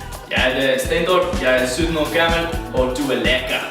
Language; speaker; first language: Danish; non-native, learner; Icelandic